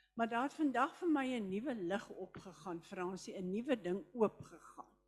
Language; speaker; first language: Afrikaans; native; Afrikaans